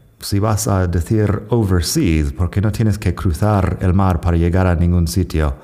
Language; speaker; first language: Spanish; non-native, fluent; English